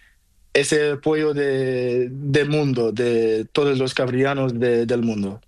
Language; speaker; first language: Spanish; non-native, learner; Portuguese